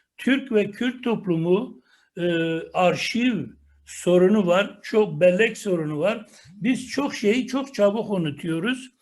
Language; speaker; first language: Turkish; non-native, local second language; Kurdish